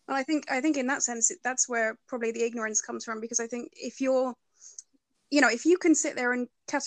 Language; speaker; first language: English; native; English